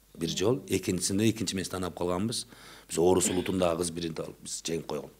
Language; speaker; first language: Kyrgyz; non-native, local second language; Uzbek